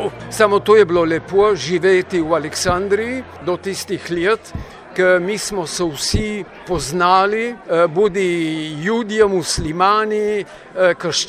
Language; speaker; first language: Slovenian; early bilingual, heritage; Slovenian